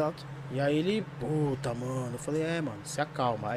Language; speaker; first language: Portuguese; native; Portuguese